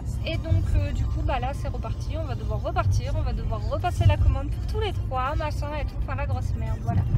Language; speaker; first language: French; native; French